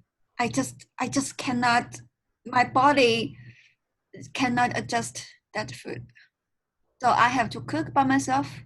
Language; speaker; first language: English; non-native, learner; Chinese